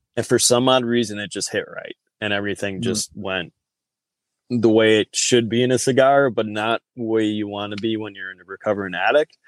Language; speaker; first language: English; native; English